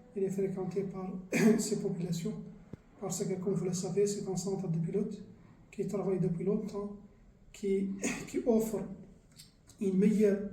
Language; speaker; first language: French; non-native, local second language; Arabic